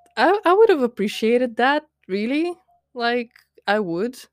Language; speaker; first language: English; non-native, fluent; Latvian